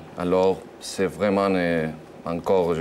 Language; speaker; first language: French; non-native, learner; Spanish